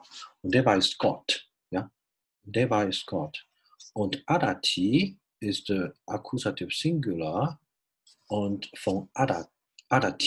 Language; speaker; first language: German; non-native, fluent; Chinese